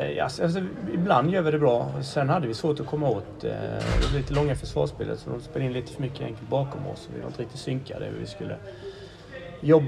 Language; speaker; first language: Swedish; native; Swedish